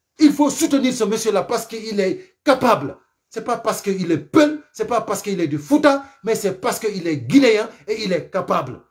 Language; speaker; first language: French; non-native, local second language; Fula